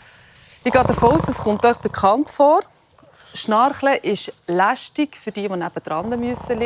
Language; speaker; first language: German; native; German